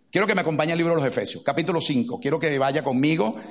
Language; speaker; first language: Spanish; native; Spanish